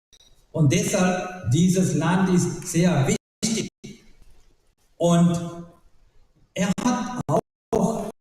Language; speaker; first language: German; non-native, learner; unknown